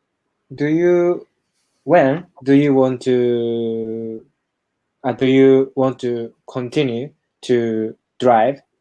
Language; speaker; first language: English; non-native, learner; Japanese